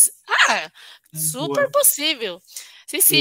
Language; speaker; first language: Portuguese; non-native, fluent; Chinese